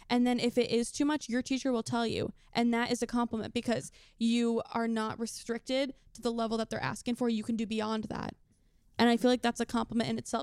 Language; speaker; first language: English; native; English